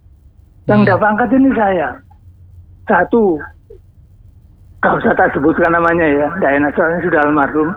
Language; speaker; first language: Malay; non-native, local second language; Javanese